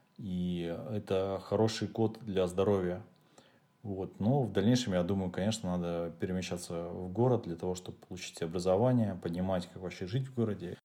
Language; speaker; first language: Russian; native; Russian